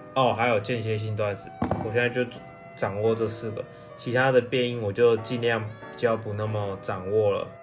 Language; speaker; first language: Chinese; native; Chinese